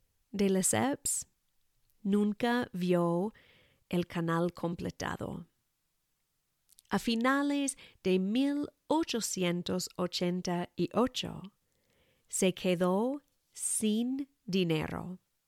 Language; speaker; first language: Spanish; non-native, fluent; English